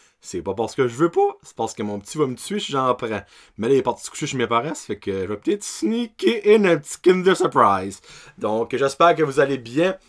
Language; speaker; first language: French; native; French